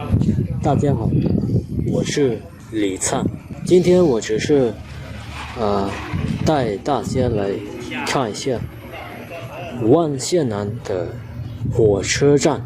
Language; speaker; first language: Chinese; non-native, fluent; Hmong